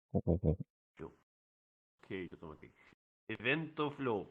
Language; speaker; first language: Japanese; non-native, learner; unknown